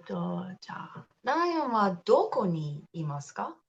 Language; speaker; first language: Japanese; non-native, fluent; English